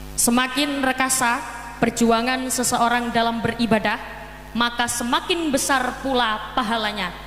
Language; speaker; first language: Indonesian; non-native, local second language; Javanese